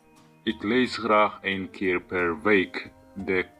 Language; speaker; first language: Dutch; non-native, fluent; Tigrinya